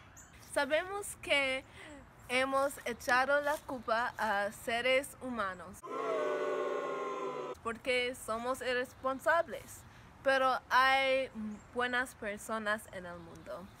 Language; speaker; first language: Spanish; non-native, learner; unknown